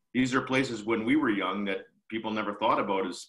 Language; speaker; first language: English; native; English